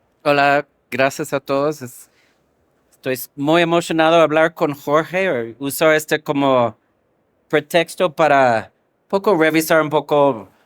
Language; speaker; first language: Spanish; non-native, fluent; English